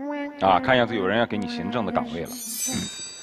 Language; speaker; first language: Chinese; native; Chinese